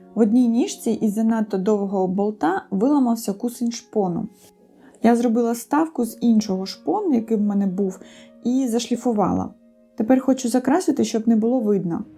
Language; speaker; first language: Ukrainian; non-native, local second language; Russian